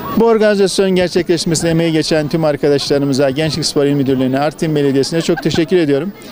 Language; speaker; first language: Turkish; native; Turkish